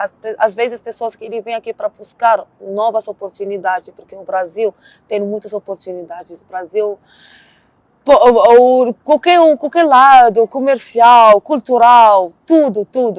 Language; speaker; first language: Portuguese; non-native, learner; Arabic